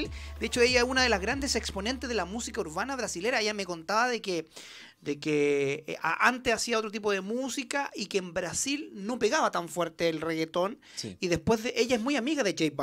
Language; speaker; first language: Spanish; native; Spanish